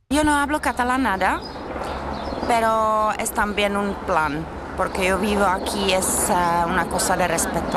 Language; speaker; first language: Spanish; non-native, learner; Czech